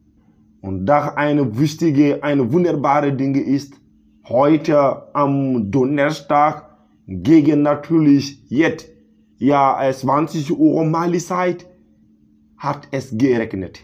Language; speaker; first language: German; non-native, learner; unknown